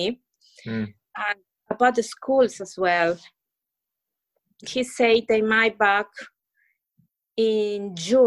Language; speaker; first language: English; non-native, fluent; Spanish